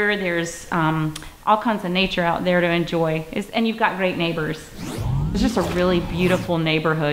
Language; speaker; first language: English; native; English